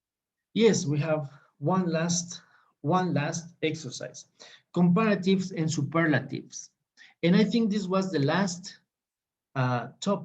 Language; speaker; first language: English; non-native, fluent; Spanish